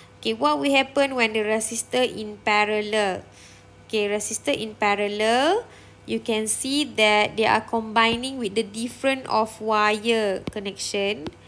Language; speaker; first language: English; non-native, local second language; Malay